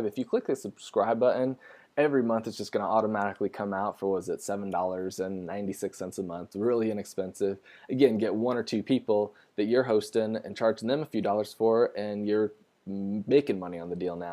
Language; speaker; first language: English; native; English